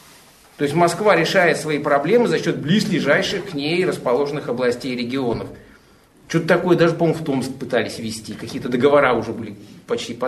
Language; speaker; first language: Russian; native; Russian